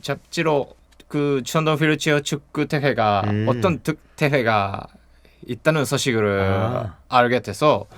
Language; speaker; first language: Korean; non-native, fluent; Japanese